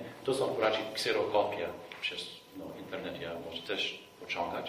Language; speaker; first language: Polish; non-native, fluent; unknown